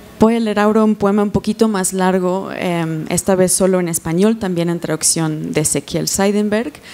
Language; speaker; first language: Spanish; non-native, fluent; English